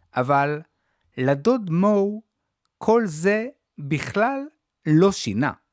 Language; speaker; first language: Hebrew; native; Hebrew